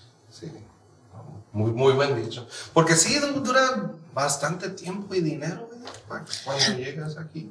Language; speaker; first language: Spanish; early bilingual, heritage; Spanish